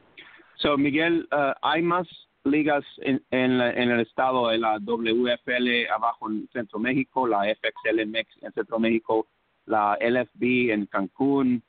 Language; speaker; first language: Spanish; early bilingual, heritage; English